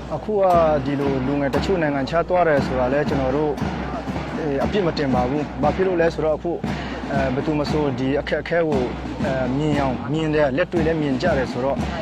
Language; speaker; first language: Burmese; non-native, local second language; Hakha Chin